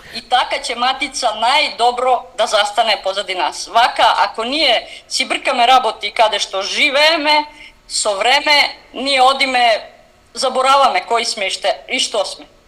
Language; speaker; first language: Macedonian; early bilingual, heritage; Macedonian